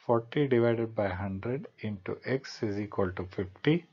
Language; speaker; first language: English; non-native, local second language; Kannada